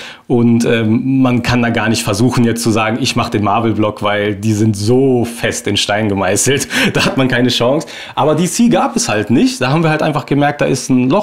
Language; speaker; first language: German; native; German